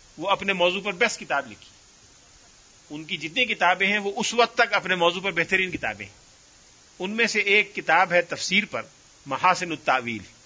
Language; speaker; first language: Urdu; native; Urdu